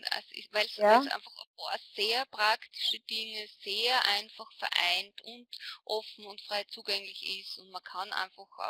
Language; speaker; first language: German; native; German